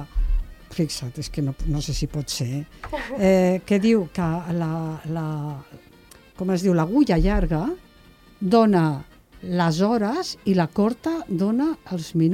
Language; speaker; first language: Catalan; native; Catalan